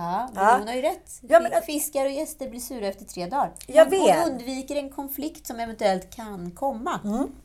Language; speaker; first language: Swedish; native; Swedish